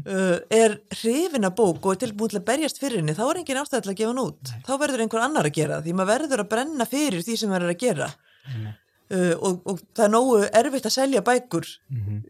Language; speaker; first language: Icelandic; native; Icelandic